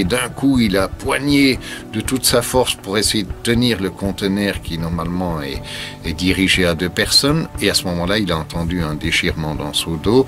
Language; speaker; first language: French; native; French